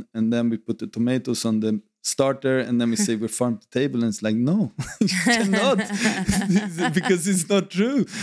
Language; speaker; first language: English; non-native, fluent; Swedish